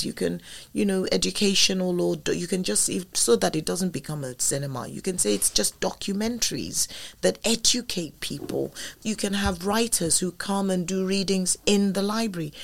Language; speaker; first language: English; non-native, local second language; Yoruba